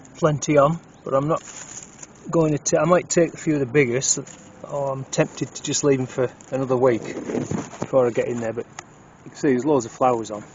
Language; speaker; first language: English; native; English